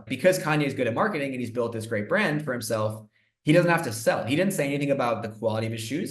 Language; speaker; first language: English; native; English